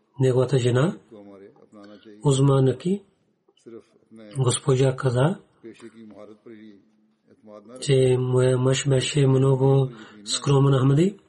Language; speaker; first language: Bulgarian; non-native, learner; Urdu